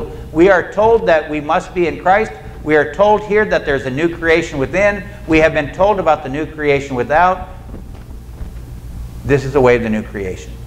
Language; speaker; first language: English; native; English